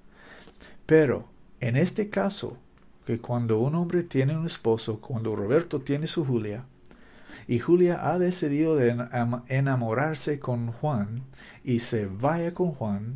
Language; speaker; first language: Spanish; non-native, learner; English